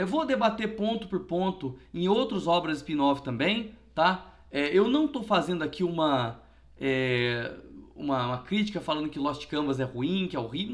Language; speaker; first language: Portuguese; native; Portuguese